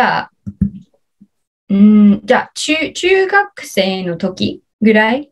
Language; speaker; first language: Japanese; non-native, learner; English